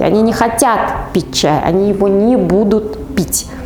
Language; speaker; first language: Russian; non-native, local second language; Kazakh